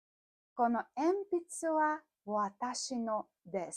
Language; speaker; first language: Japanese; non-native, fluent; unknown